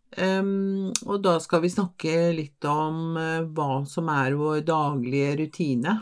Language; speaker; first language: Norwegian; non-native, fluent; Spanish